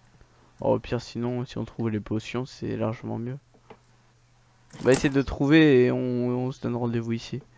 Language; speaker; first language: French; native; French